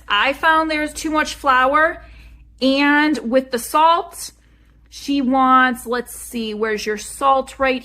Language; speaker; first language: English; native; English